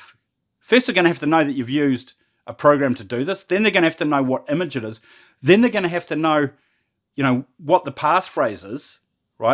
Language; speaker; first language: English; native; English